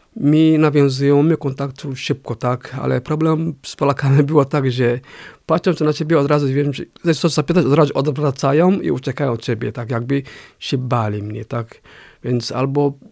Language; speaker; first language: Polish; non-native, fluent; Somali